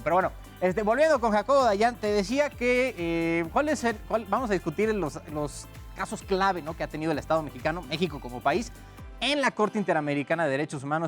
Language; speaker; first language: Spanish; native; Spanish